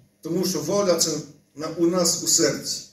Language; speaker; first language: Ukrainian; non-native, fluent; Polish